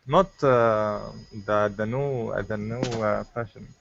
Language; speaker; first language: English; non-native, learner; Arabic